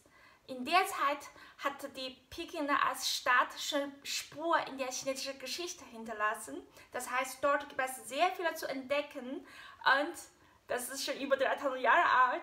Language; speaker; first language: German; non-native, fluent; Chinese